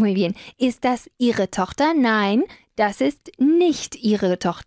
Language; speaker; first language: German; non-native, fluent; Spanish